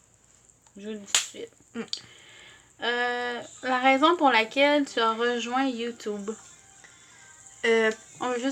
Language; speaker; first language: French; native; French